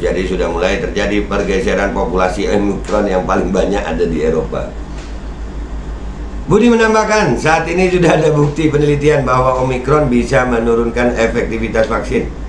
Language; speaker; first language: Indonesian; native; Indonesian